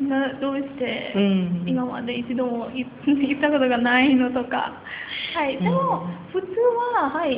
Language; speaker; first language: Japanese; non-native, learner; Persian